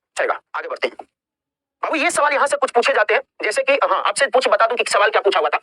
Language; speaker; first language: Hindi; native; Hindi